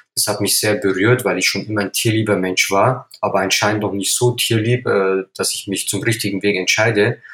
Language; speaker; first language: German; native; German